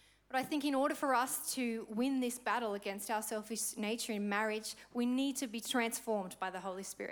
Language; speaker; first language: English; native; English